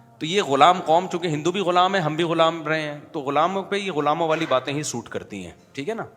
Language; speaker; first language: Urdu; native; Urdu